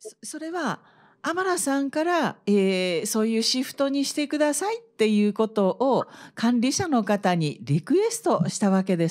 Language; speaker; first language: Japanese; native; Japanese